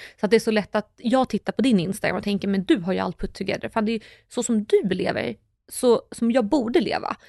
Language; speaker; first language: Swedish; early bilingual, other home language; Russian